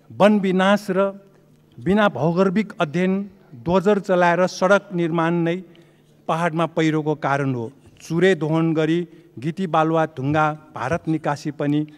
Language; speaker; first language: Nepali; non-native, local second language; Newari